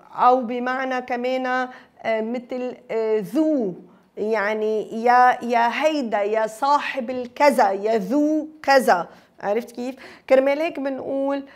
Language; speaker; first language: Arabic; native; Arabic